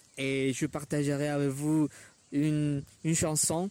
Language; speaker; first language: French; non-native, learner; Spanish